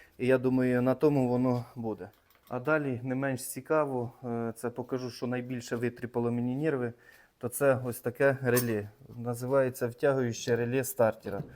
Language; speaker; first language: Ukrainian; native; Ukrainian